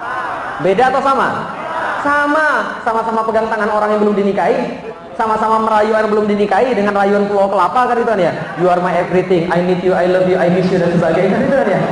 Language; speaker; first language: Indonesian; native; Indonesian